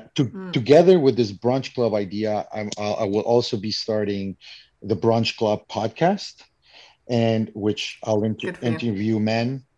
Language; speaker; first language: English; non-native, fluent; Spanish